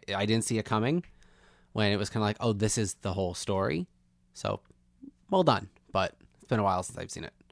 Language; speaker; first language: English; native; English